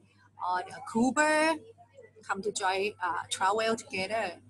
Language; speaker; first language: English; non-native, learner; Thai